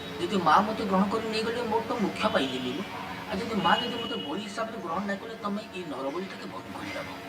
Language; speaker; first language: Odia; native; Odia